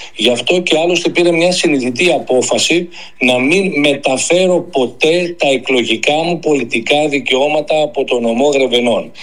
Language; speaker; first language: Greek; native; Greek